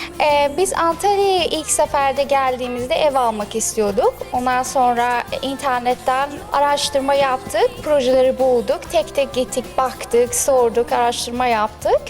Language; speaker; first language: Turkish; non-native, fluent; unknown